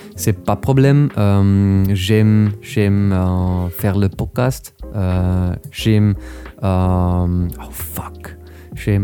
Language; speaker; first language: French; non-native, learner; German